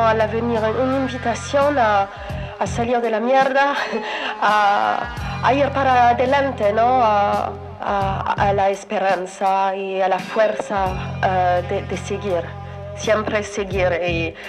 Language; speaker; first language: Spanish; non-native, fluent; French